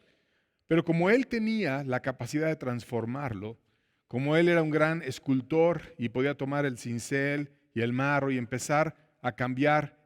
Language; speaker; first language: Spanish; native; Spanish